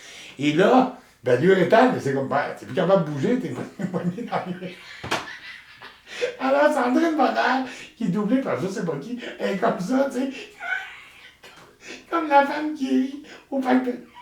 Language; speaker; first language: French; native; French